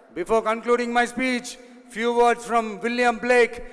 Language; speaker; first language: English; non-native, local second language; Tamil